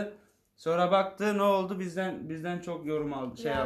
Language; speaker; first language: Turkish; native; Turkish